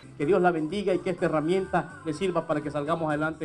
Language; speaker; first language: Spanish; native; Spanish